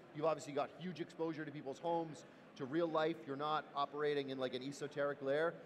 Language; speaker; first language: English; native; English